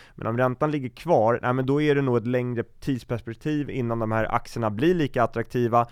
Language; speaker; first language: Swedish; native; Swedish